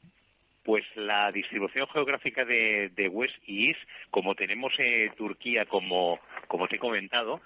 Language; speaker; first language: Spanish; native; Spanish